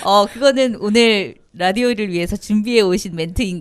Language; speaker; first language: Korean; native; Korean